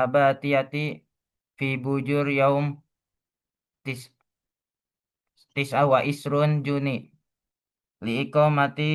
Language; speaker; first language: Arabic; non-native, learner; Indonesian